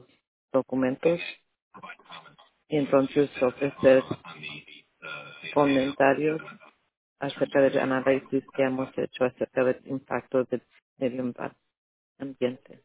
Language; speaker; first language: Spanish; early bilingual, heritage; Spanish